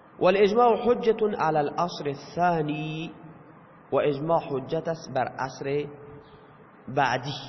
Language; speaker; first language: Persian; non-native, local second language; Baluchi